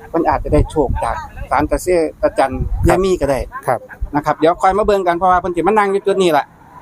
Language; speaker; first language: Thai; native; Thai